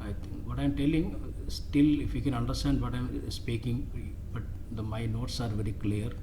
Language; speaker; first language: English; non-native, local second language; Malayalam